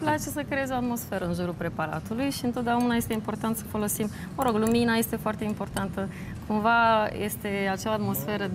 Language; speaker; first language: Romanian; native; Romanian